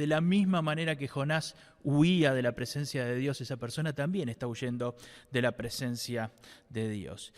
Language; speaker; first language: Spanish; native; Spanish